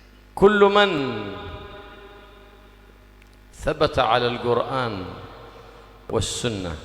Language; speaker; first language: Arabic; native; Arabic